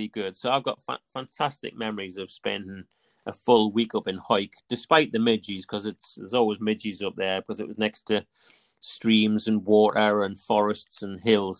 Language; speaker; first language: English; native; English